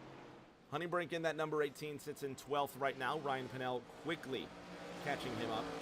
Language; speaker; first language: English; native; English